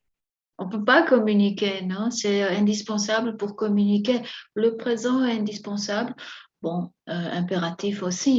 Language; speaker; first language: French; non-native, fluent; Spanish